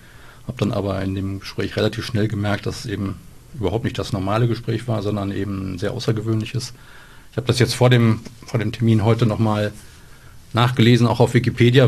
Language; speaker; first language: German; native; German